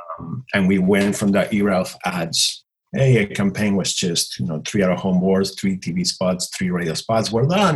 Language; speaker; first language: English; non-native, fluent; Spanish